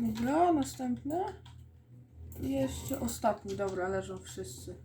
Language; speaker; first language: Polish; native; Polish